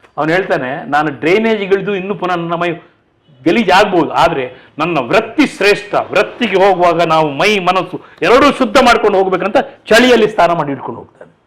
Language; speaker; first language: Kannada; non-native, local second language; Tulu